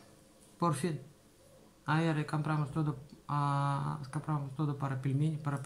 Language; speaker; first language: Spanish; non-native, learner; Russian